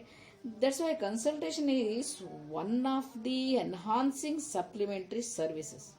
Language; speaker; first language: English; non-native, local second language; Kannada